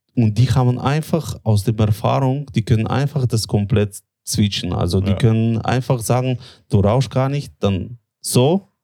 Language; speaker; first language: German; non-native, fluent; Russian